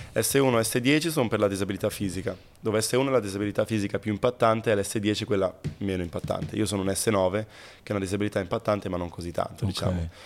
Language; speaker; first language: Italian; native; Italian